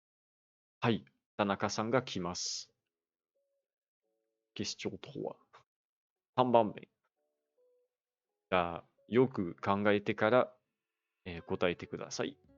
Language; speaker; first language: Japanese; non-native, fluent; French